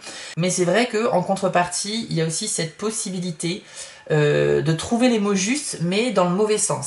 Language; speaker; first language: French; native; French